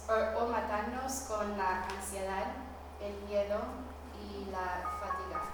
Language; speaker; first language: Spanish; non-native, fluent; English